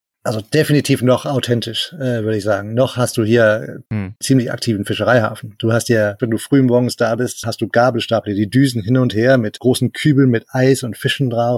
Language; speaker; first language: German; native; German